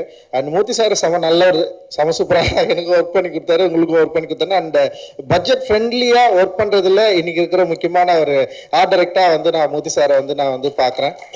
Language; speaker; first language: Tamil; native; Tamil